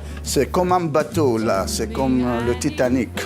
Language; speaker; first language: French; non-native, local second language; Arabic